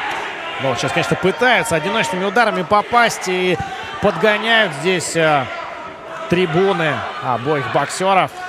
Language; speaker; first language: Russian; native; Russian